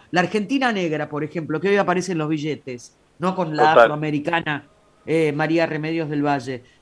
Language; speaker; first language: Spanish; native; Spanish